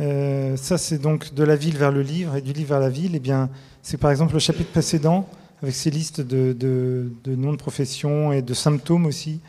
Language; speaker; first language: French; native; French